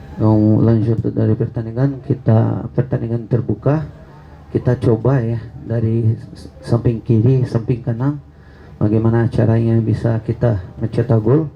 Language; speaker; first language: Indonesian; non-native, fluent; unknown